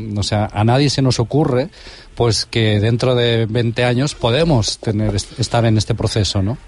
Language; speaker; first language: Spanish; non-native, local second language; Catalan